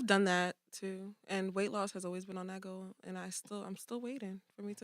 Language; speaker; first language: English; native; English